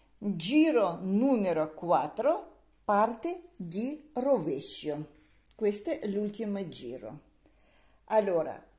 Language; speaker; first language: Italian; non-native, learner; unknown